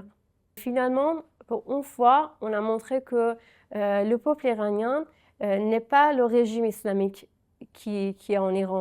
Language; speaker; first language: French; non-native, fluent; Persian